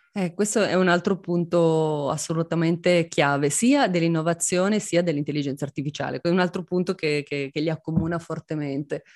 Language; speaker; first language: Italian; native; Italian